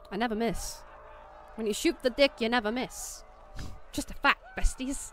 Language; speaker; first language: English; native; English